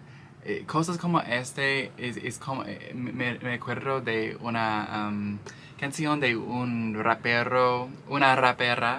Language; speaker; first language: Spanish; non-native, learner; English